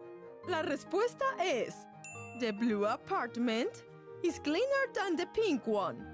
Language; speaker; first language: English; non-native, fluent; Spanish